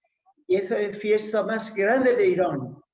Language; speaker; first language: Spanish; non-native, learner; Persian